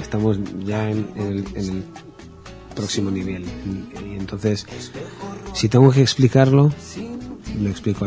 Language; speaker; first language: Spanish; non-native, fluent; Hebrew